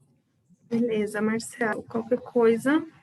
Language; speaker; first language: Portuguese; native; Portuguese